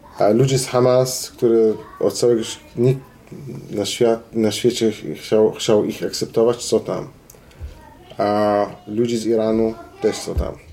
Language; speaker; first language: Polish; non-native, fluent; Arabic